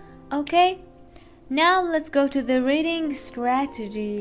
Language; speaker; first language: English; non-native, fluent; Persian